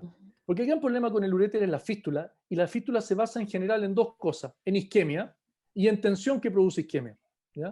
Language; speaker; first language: Spanish; native; Spanish